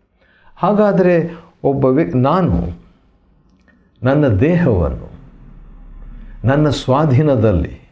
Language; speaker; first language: Kannada; native; Kannada